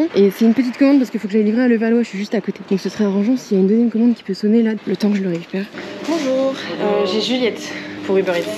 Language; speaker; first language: French; native; French